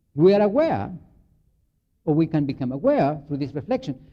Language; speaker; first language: English; non-native, fluent; Spanish